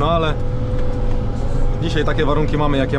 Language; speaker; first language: Polish; native; Polish